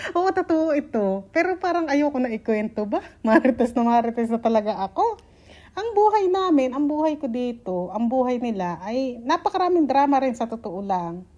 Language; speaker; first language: Filipino; native; Filipino